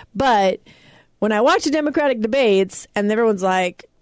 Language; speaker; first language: English; native; English